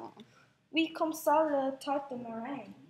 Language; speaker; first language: French; non-native, learner; English